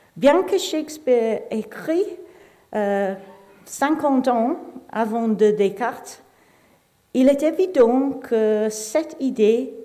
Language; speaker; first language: French; non-native, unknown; English